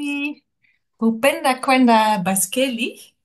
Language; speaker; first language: Swahili; non-native, learner; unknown